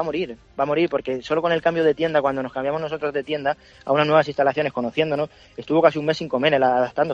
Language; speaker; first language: Spanish; native; Spanish